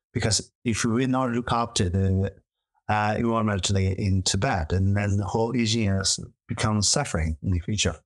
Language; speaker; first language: English; non-native, learner; Chinese